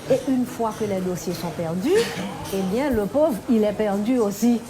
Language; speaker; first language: French; non-native, local second language; Haitian Creole